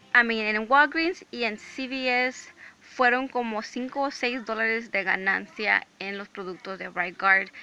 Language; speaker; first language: Spanish; early bilingual, other home language; English